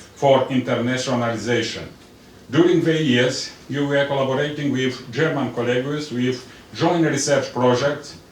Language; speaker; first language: English; non-native, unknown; Romanian